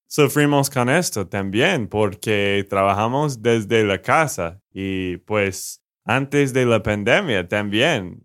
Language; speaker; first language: Spanish; non-native, fluent; English